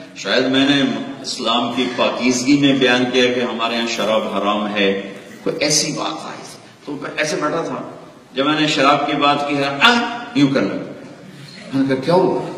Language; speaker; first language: Urdu; non-native, local second language; Punjabi